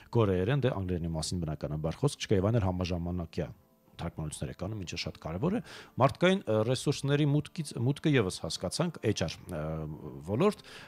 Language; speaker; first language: Armenian; native; Armenian